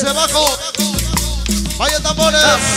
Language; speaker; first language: Spanish; native; Spanish